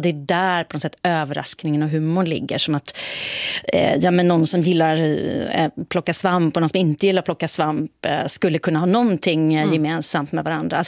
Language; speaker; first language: Swedish; native; Swedish